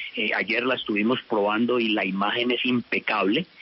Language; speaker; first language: Spanish; early bilingual, heritage; Spanish